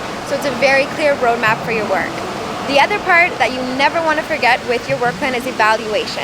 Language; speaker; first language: English; native; English